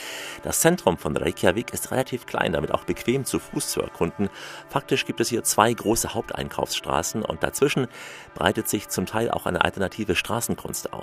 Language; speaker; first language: German; native; German